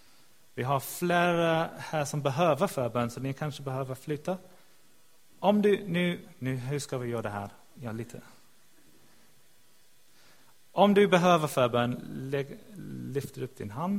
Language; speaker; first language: Swedish; non-native, fluent; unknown